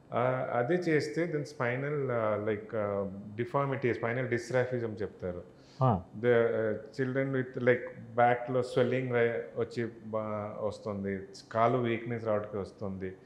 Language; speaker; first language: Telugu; non-native, learner; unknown